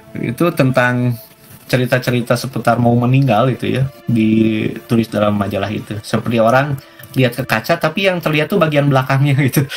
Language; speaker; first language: Indonesian; non-native, local second language; Sundanese